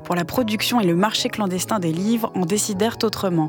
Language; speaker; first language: French; native; French